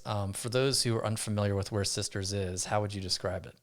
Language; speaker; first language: English; native; English